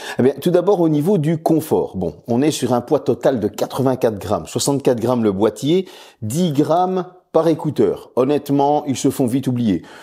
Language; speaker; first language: French; native; French